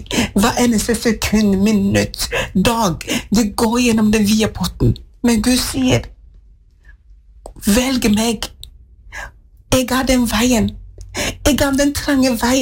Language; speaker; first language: Norwegian; non-native, fluent; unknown